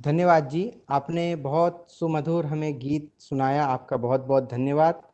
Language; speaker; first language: Hindi; non-native, local second language; Gujarati